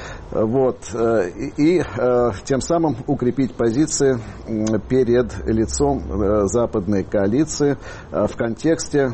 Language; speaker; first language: Russian; native; Russian